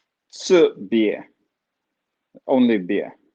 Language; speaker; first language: Chinese; non-native, learner; Swedish